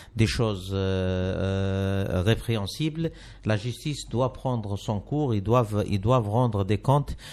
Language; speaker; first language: French; non-native, local second language; Arabic